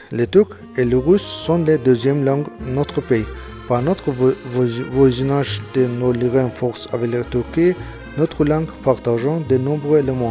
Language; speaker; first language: French; non-native, learner; Azerbaijani